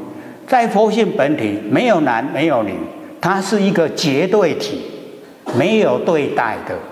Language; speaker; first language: Chinese; native; Chinese